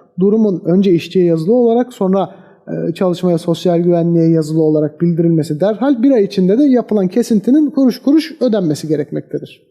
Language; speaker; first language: Turkish; native; Turkish